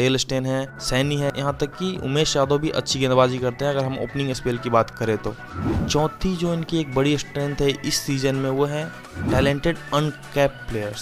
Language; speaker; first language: Hindi; native; Hindi